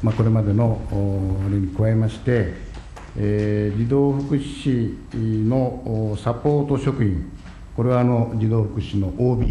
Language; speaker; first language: Japanese; native; Japanese